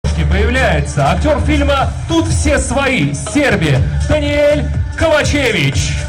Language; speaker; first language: Russian; native; Russian